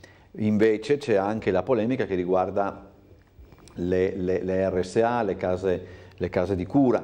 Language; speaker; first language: Italian; native; Italian